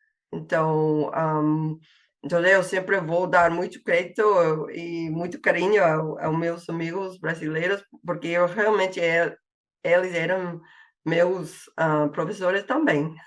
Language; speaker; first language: Portuguese; non-native, fluent; English